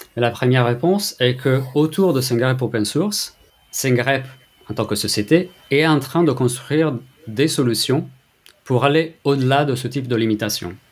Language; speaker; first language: French; non-native, fluent; Italian